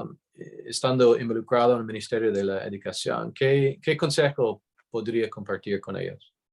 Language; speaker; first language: Spanish; non-native, fluent; English